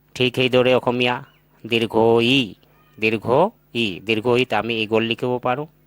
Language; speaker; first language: Hindi; non-native, local second language; Assamese